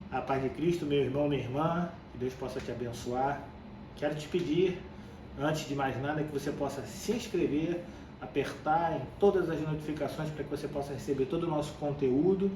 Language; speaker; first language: Portuguese; native; Portuguese